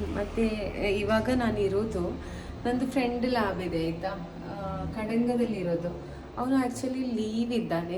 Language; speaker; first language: Kannada; non-native, local second language; Malayalam